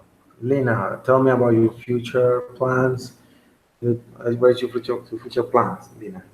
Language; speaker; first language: English; non-native, learner; Spanish